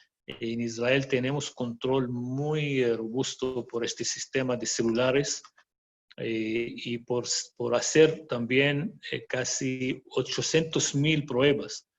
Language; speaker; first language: Spanish; non-native, fluent; Arabic